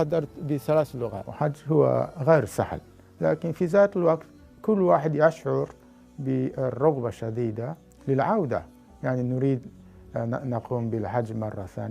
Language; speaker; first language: Arabic; non-native, fluent; Japanese